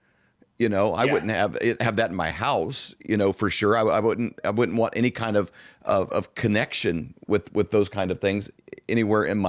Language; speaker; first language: English; native; English